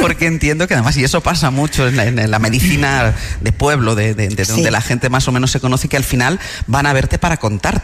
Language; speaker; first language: Spanish; native; Spanish